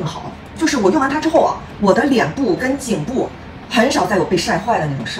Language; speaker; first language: Chinese; native; Chinese